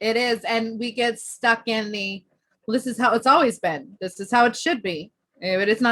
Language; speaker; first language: English; native; English